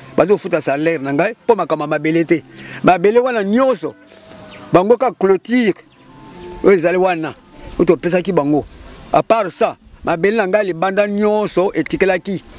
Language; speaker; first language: Lingala; non-native, local second language; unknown